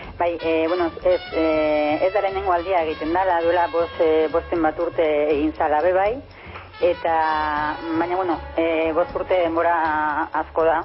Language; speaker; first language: Basque; non-native, local second language; Spanish